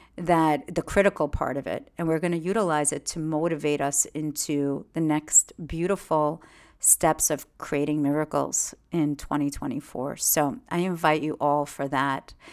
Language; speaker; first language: English; early bilingual, other home language; Russian